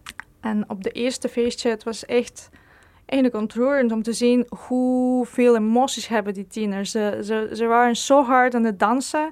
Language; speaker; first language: Dutch; non-native, fluent; Ukrainian